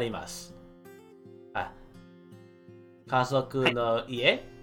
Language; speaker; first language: Japanese; non-native, learner; English